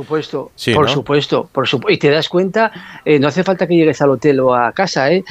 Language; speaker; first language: Spanish; native; Spanish